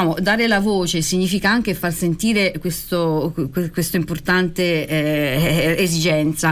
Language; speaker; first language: Italian; native; Italian